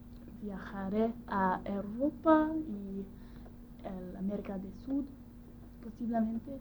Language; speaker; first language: Spanish; non-native, learner; English